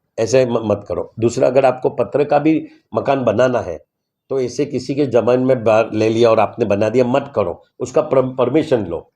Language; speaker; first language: Hindi; non-native, local second language; Gujarati